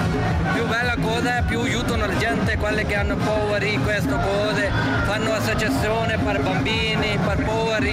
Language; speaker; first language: Italian; non-native, learner; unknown